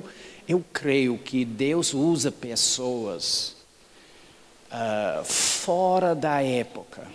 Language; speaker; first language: Portuguese; non-native, fluent; English